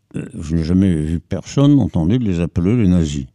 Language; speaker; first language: French; native; French